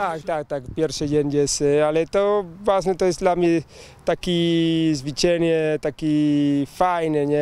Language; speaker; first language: Polish; non-native, learner; Spanish